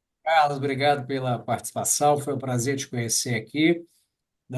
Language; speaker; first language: Portuguese; native; Portuguese